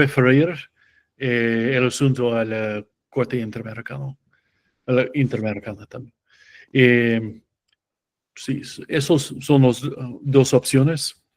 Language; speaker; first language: Spanish; non-native, fluent; English